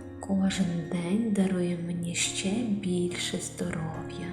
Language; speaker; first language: Ukrainian; native; Ukrainian